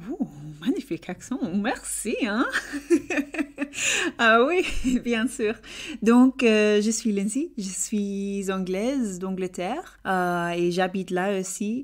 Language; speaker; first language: French; non-native, learner; English